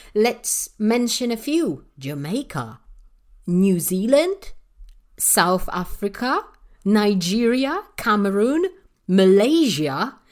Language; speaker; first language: English; non-native, fluent; Polish